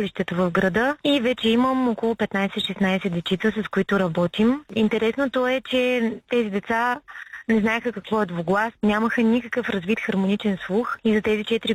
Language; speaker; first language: Bulgarian; native; Bulgarian